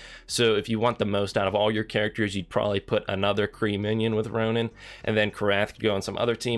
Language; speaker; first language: English; native; English